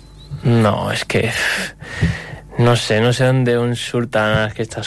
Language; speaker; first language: Catalan; non-native, local second language; Spanish